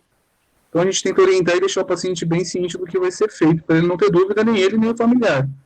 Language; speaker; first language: Portuguese; native; Portuguese